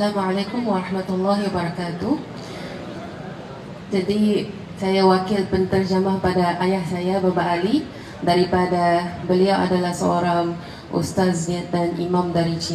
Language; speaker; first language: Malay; non-native, fluent; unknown